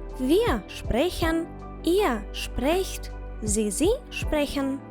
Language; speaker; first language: German; non-native, fluent; Ukrainian